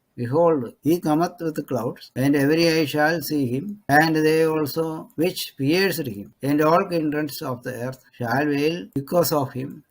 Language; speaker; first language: English; non-native, local second language; Malayalam